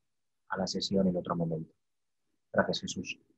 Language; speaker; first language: Spanish; native; Spanish